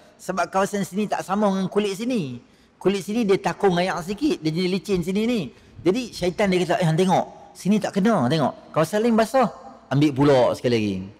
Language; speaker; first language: Malay; native; Malay